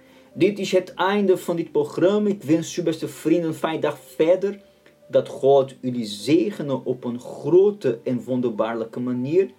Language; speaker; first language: Dutch; non-native, fluent; Portuguese